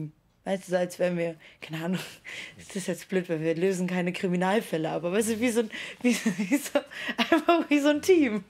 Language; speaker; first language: German; native; German